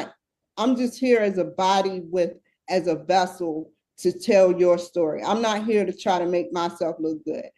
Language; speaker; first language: English; native; English